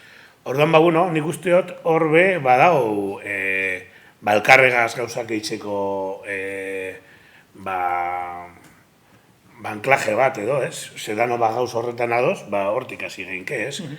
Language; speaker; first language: Basque; native; Basque